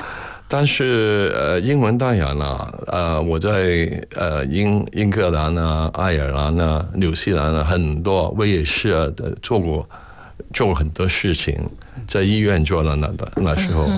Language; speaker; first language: Chinese; non-native, local second language; Cantonese